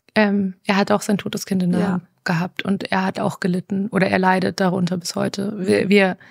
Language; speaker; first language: German; native; German